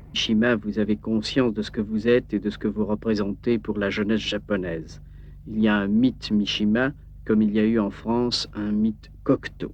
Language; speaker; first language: French; native; French